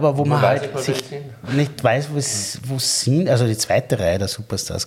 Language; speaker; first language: German; native; German